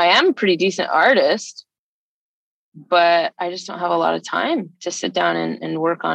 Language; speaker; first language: English; native; English